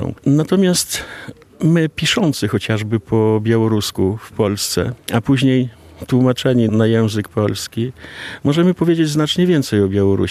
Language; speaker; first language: Polish; non-native, local second language; Belarusian